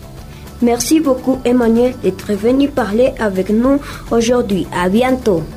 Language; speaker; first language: French; non-native, learner; Spanish